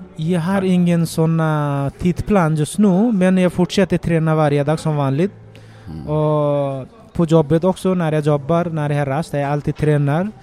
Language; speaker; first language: Swedish; non-native, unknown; Nepali